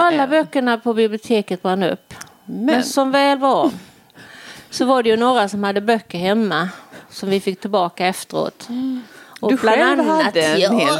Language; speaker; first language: Swedish; native; Swedish